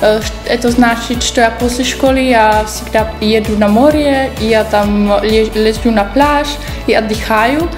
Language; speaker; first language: Russian; non-native, learner; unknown